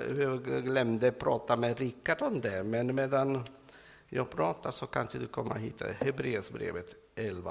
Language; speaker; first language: Swedish; non-native, fluent; Spanish